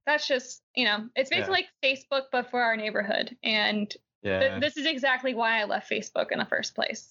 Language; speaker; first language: English; native; English